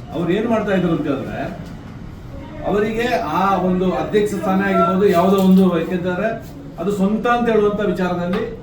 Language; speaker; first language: Kannada; native; Kannada